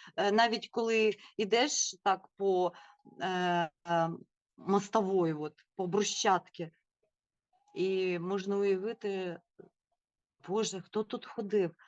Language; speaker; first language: Ukrainian; non-native, local second language; Russian